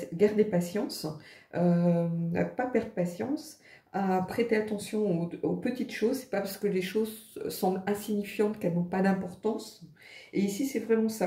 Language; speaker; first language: French; native; French